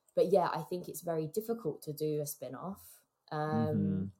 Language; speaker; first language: English; native; English